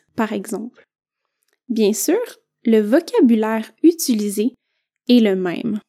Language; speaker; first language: French; native; French